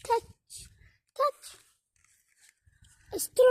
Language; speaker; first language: English; non-native, learner; Arabic